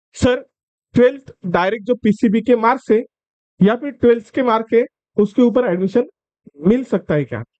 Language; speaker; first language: Hindi; non-native, local second language; Marathi